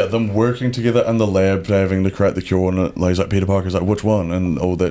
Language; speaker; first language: English; native; English